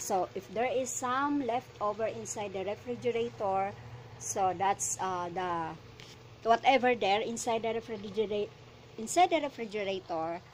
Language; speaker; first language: English; non-native, local second language; Filipino